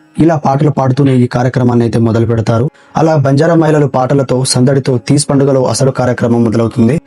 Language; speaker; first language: Telugu; non-native, local second language; Lambadi